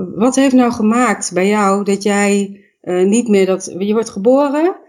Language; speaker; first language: Dutch; native; Dutch